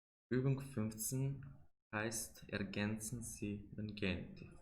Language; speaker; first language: German; non-native, fluent; Macedonian